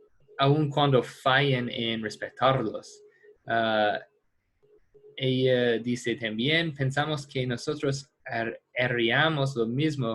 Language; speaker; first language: Spanish; non-native, fluent; English